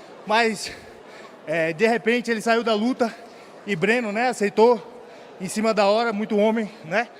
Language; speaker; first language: Portuguese; native; Portuguese